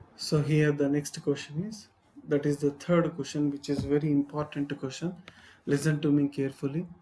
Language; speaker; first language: English; non-native, local second language; Telugu